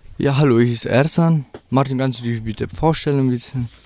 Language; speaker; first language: German; non-native, learner; Albanian